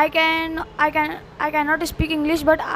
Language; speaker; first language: English; non-native, learner; Hindi